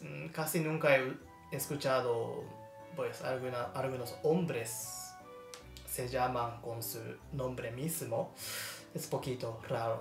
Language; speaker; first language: Spanish; non-native, learner; Japanese